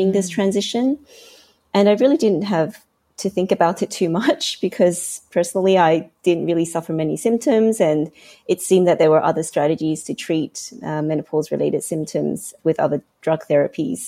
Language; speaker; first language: English; non-native, local second language; Cantonese